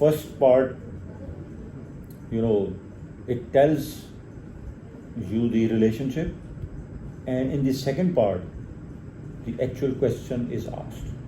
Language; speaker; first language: English; non-native, local second language; Urdu